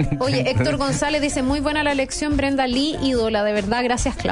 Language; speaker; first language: Spanish; native; Spanish